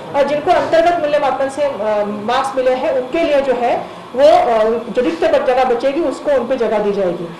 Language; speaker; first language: Hindi; non-native, local second language; Marathi